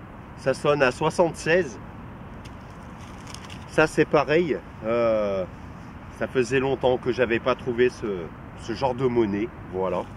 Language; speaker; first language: French; native; French